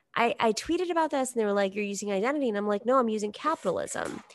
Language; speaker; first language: English; native; English